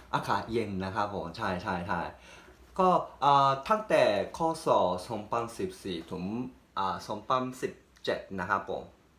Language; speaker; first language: Thai; non-native, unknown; Japanese